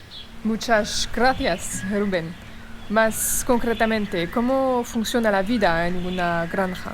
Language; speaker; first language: Spanish; non-native, fluent; French